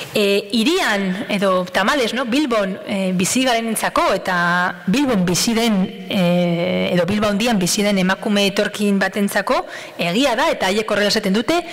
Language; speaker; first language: Basque; non-native, fluent; Spanish